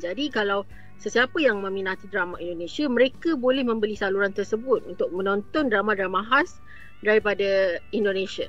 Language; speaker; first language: Malay; native; Malay